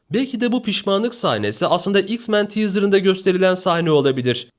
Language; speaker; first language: Turkish; native; Turkish